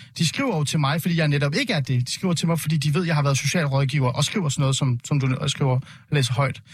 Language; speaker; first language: Danish; early bilingual, other home language; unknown